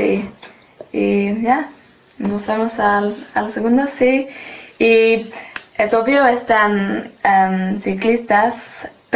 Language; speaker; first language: Spanish; non-native, learner; English